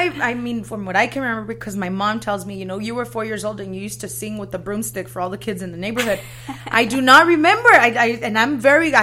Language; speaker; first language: English; native; English